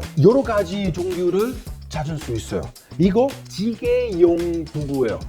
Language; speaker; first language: Korean; non-native, fluent; Italian